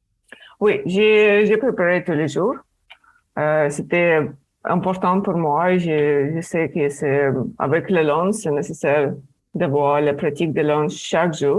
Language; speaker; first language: French; non-native, learner; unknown